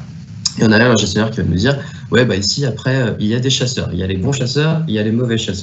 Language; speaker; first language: French; native; French